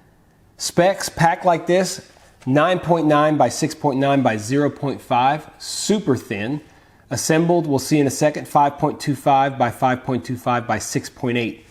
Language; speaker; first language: English; native; English